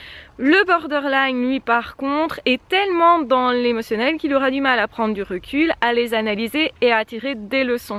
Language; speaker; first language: French; native; French